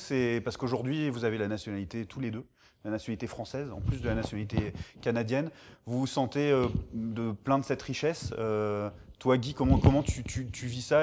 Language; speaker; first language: French; native; French